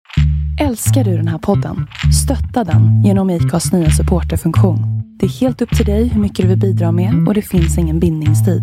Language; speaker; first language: Swedish; native; Swedish